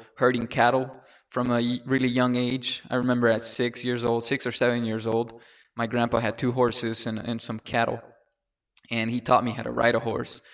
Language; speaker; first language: English; early bilingual, other home language; Spanish